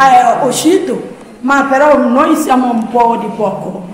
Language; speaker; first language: Italian; non-native, learner; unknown